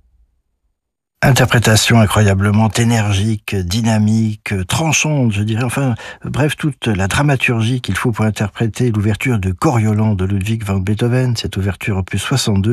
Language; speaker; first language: French; native; French